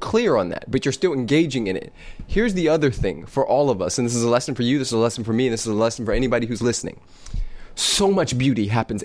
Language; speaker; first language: English; native; English